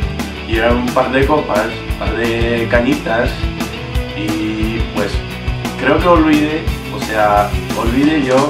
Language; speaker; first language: Spanish; non-native, fluent; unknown